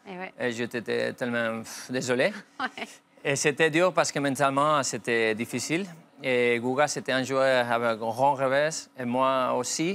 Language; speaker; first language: French; non-native, fluent; Spanish